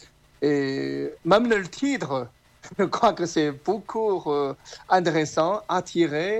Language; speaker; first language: French; non-native, fluent; Chinese